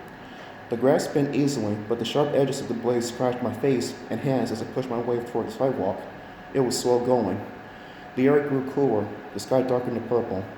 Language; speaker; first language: English; native; English